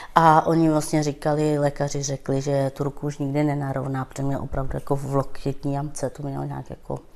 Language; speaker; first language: Czech; non-native, local second language; Romany